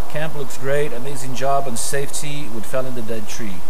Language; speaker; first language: English; non-native, fluent; Portuguese